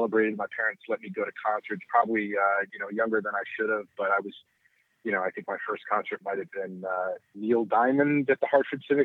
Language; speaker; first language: English; native; English